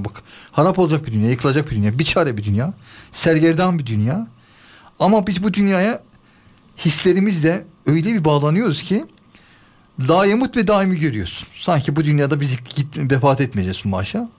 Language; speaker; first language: Turkish; native; Turkish